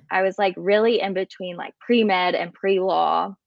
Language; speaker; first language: English; native; English